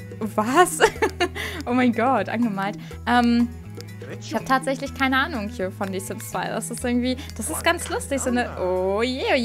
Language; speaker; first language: German; native; German